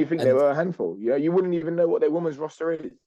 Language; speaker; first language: English; native; English